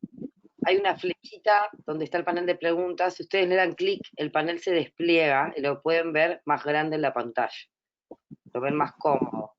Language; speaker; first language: Spanish; native; Spanish